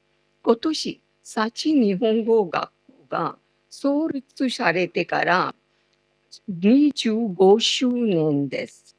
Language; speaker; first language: Japanese; non-native, fluent; Marathi